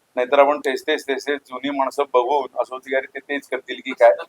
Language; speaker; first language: Marathi; native; Marathi